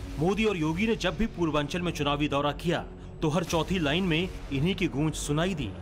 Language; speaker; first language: Hindi; native; Hindi